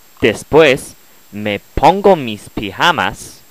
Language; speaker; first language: Spanish; non-native, learner; English